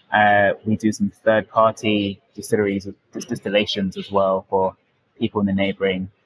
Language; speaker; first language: English; native; English